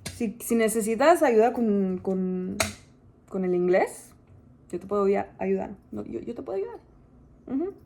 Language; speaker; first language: Spanish; early bilingual, heritage; Spanish